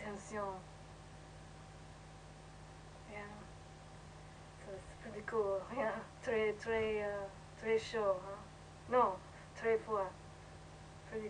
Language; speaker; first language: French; non-native, learner; English